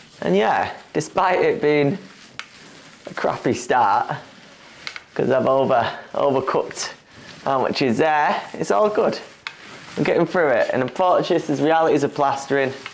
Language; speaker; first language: English; native; English